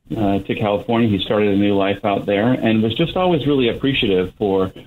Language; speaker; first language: English; native; English